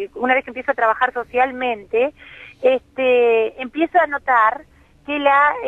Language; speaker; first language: Spanish; native; Spanish